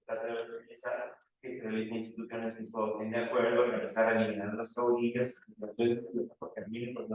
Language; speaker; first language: Spanish; native; Spanish